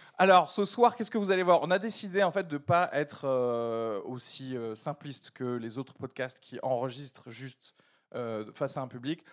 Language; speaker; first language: French; early bilingual, other home language; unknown